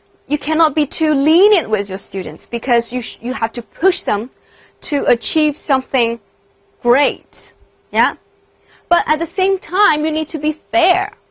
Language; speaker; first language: English; non-native, fluent; Chinese